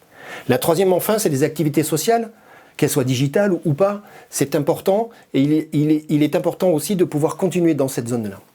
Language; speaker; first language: French; native; French